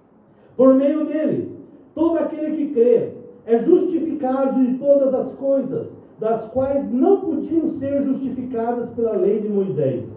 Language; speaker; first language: Portuguese; native; Portuguese